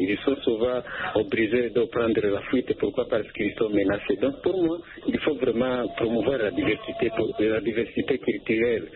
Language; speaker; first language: French; non-native, local second language; Rundi